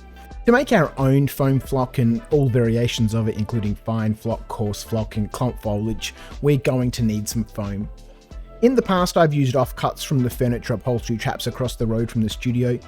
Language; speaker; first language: English; native; English